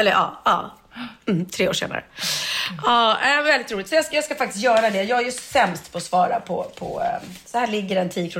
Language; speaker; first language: Swedish; native; Swedish